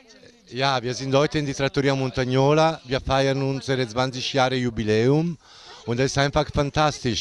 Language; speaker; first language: German; non-native, fluent; Italian